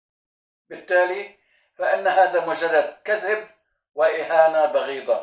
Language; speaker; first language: Arabic; native; Arabic